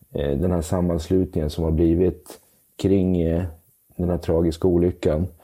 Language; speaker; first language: Swedish; native; Swedish